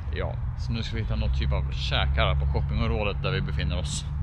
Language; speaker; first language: Swedish; native; Swedish